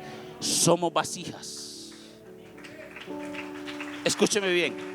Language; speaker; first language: Spanish; native; Spanish